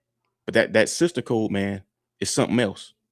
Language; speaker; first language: English; native; English